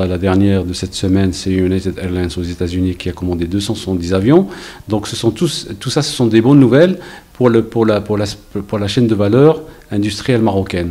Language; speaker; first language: French; non-native, local second language; Arabic